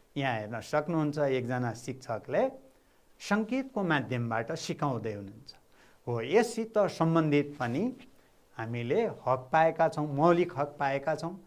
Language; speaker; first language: Nepali; non-native, local second language; Bhojpuri